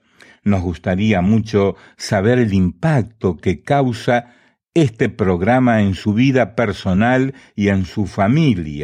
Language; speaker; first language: Spanish; native; Spanish